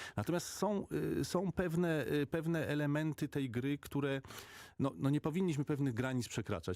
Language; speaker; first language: Polish; native; Polish